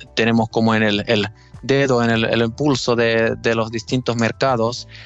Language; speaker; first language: Spanish; non-native, fluent; Finnish